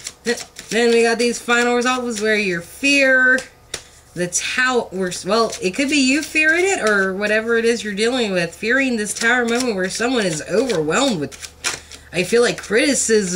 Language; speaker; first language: English; native; English